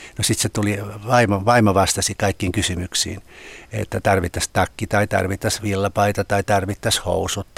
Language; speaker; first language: Finnish; native; Finnish